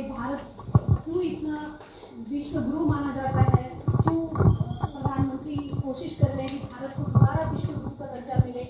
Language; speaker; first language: Hindi; native; Hindi